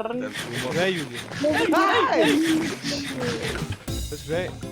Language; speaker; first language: Danish; native; Danish